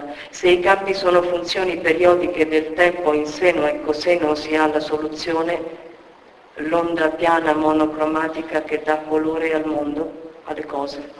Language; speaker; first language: Italian; native; Italian